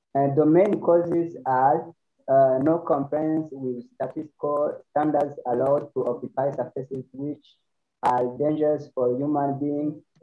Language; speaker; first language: English; non-native, learner; Rundi